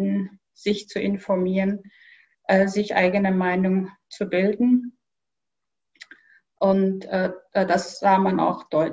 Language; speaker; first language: German; non-native, fluent; Kyrgyz